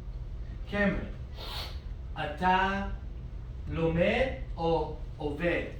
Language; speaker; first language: Hebrew; non-native, fluent; English